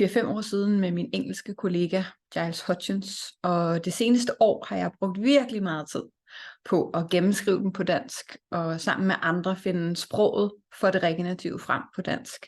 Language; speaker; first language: Danish; native; Danish